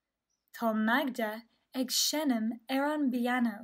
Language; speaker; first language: Irish; non-native, local second language; English